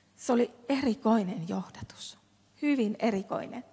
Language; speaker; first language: Finnish; native; Finnish